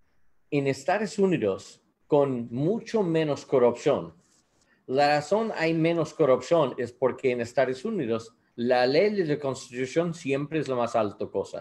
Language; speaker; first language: Spanish; non-native, learner; English